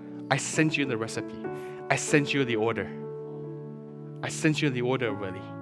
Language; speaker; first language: English; early bilingual, other home language; Chinese